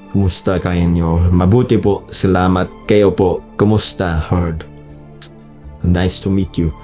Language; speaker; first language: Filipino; non-native, learner; English